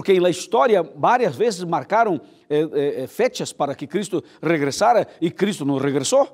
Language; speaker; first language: Spanish; non-native, fluent; Portuguese